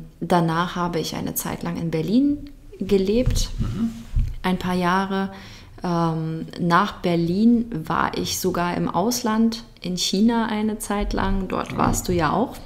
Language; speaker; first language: German; early bilingual, other home language; Russian